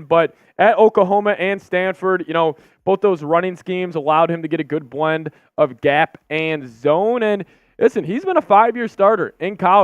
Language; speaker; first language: English; native; English